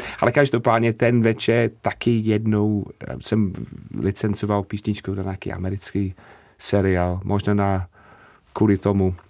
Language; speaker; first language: Czech; non-native, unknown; English